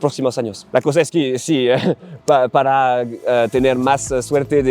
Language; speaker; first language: Spanish; non-native, learner; French